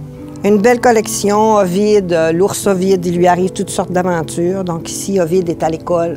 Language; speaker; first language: French; native; French